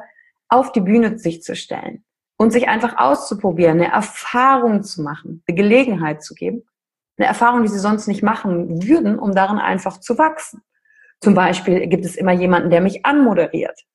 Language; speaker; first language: German; native; German